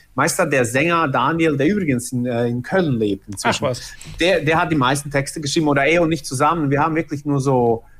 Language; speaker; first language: German; early bilingual, other home language; Bosnian